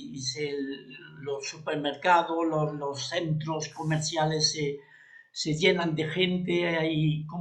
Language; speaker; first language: Spanish; native; Spanish